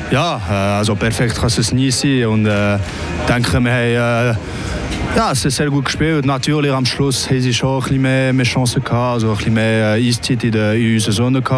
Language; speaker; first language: German; non-native, local second language; French